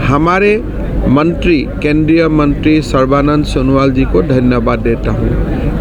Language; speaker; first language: Hindi; non-native, local second language; Assamese